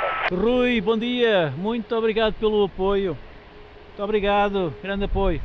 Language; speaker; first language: Portuguese; native; Portuguese